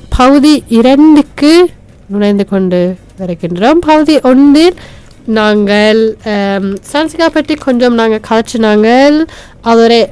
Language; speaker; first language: Tamil; native; Tamil